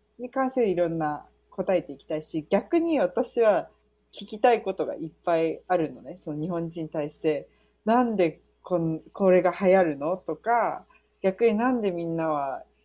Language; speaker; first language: Japanese; early bilingual, heritage; Japanese